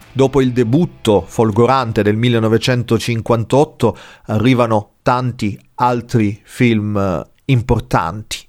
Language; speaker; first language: Italian; native; Italian